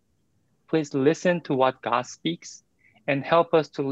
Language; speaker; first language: English; non-native, fluent; Korean